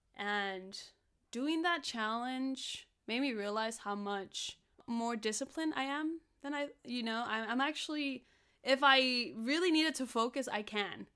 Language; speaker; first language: English; early bilingual, other home language; Spanish